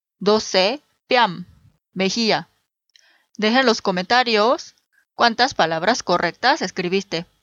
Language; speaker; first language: Spanish; native; Spanish